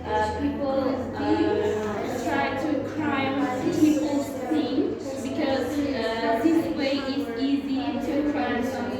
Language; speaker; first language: English; non-native, learner; Uzbek